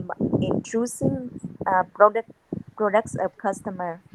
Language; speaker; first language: English; non-native, learner; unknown